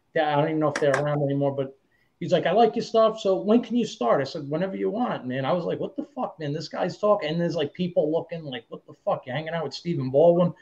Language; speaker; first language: English; native; English